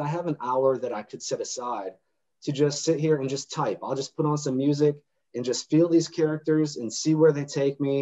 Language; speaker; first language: English; native; English